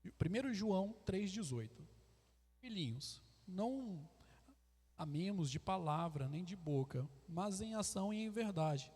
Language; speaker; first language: Portuguese; native; Portuguese